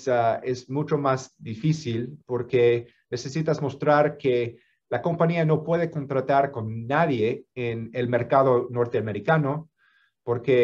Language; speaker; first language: Spanish; non-native, fluent; English